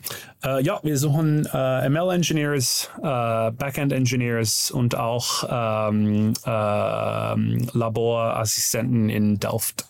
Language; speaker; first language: German; non-native, learner; Dutch